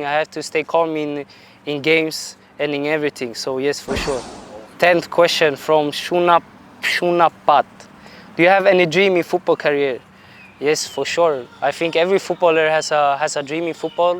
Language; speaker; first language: English; non-native, fluent; Swedish